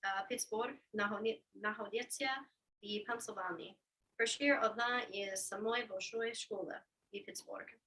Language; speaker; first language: Russian; non-native, learner; English